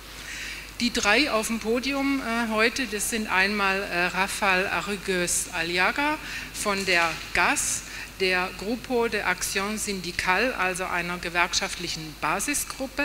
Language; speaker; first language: German; native; German